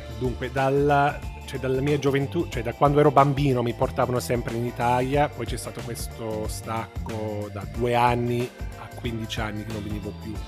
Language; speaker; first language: Italian; early bilingual, heritage; English